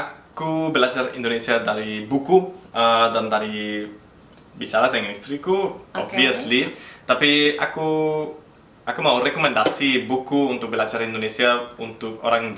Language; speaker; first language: Indonesian; non-native, learner; German